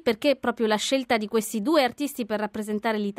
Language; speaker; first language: Italian; native; Italian